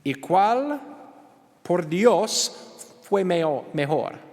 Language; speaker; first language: Spanish; non-native, learner; English